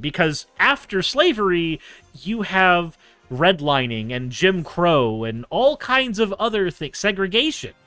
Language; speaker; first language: English; native; English